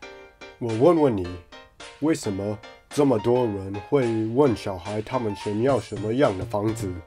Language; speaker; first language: Chinese; non-native, learner; English